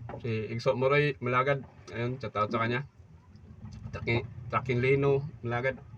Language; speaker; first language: Filipino; native; Filipino